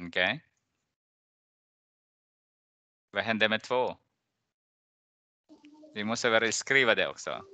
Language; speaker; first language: Swedish; non-native, fluent; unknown